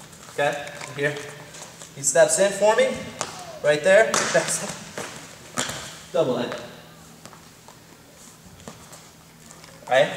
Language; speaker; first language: English; native; English